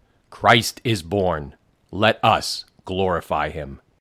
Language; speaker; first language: English; native; English